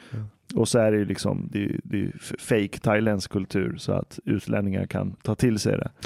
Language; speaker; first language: Swedish; native; Swedish